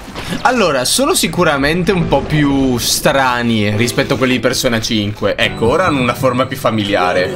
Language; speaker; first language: Italian; native; Italian